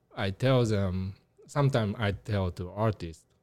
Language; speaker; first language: English; non-native, learner; Japanese